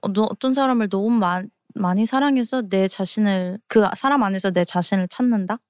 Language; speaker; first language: Korean; early bilingual, heritage; Korean